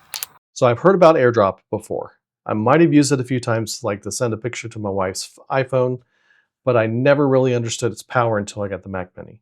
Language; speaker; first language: English; native; English